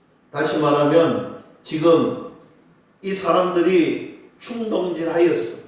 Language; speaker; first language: Korean; native; Korean